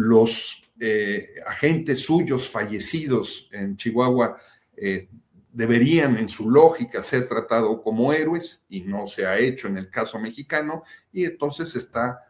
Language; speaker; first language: Spanish; native; Spanish